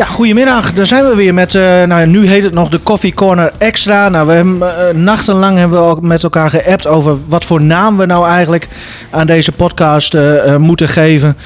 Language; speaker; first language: Dutch; native; Dutch